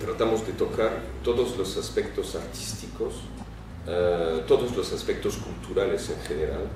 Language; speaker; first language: Spanish; non-native, fluent; French